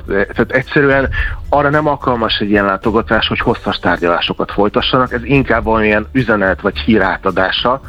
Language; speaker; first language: Hungarian; native; Hungarian